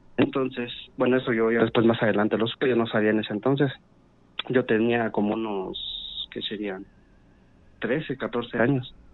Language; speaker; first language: Spanish; native; Spanish